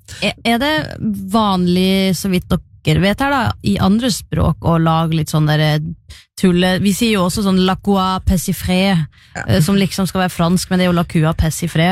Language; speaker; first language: Norwegian; native; Norwegian